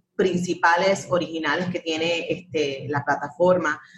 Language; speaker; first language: Spanish; early bilingual, heritage; Spanish